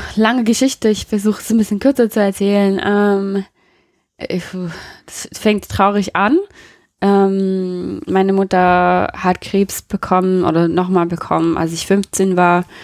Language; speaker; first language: German; non-native, fluent; English